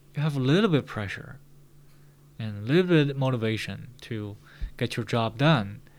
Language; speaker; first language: English; non-native, fluent; Chinese